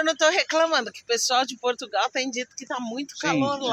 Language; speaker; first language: Portuguese; native; Portuguese